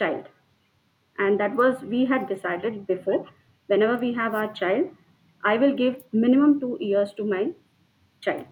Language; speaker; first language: English; non-native, local second language; Marathi